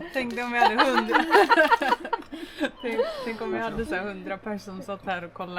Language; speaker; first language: Swedish; native; Swedish